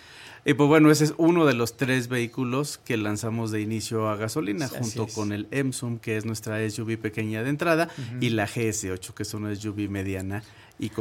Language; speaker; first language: Spanish; native; Spanish